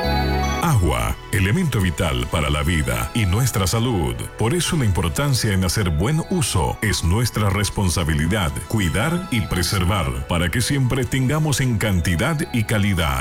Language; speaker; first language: Spanish; native; Spanish